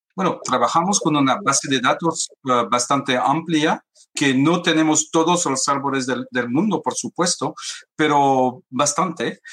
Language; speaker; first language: Spanish; non-native, fluent; French